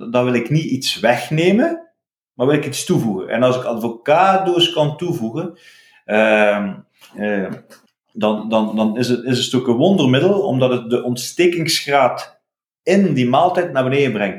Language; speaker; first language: Dutch; native; Dutch